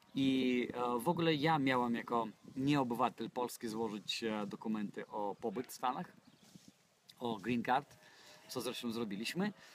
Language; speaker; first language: Polish; non-native, fluent; Russian